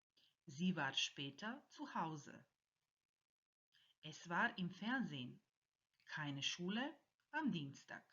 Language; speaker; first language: German; non-native, fluent; Croatian